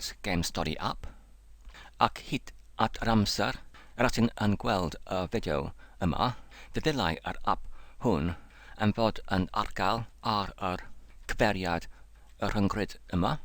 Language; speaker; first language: Welsh; non-native, learner; English